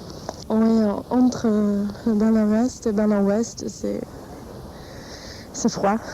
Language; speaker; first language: French; non-native, fluent; German